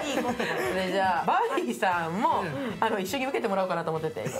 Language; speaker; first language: Japanese; native; Japanese